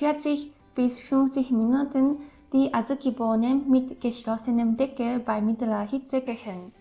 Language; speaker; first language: German; non-native, fluent; Japanese